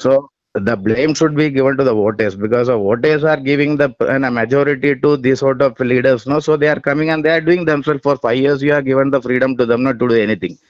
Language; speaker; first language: English; non-native, local second language; Malayalam